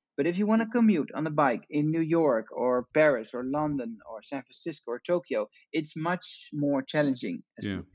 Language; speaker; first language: English; non-native, fluent; Dutch